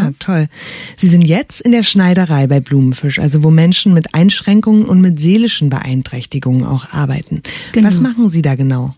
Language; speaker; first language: German; native; German